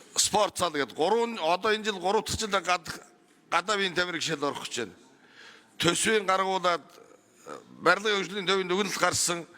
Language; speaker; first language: Mongolian; non-native, local second language; Kazakh